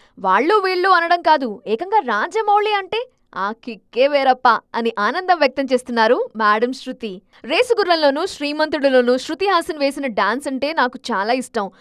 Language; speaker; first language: Telugu; native; Telugu